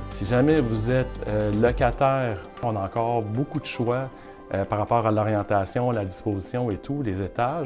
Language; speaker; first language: French; native; French